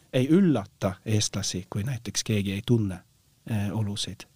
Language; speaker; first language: Estonian; non-native, fluent; Norwegian